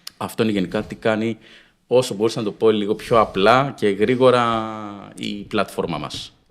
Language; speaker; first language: Greek; native; Greek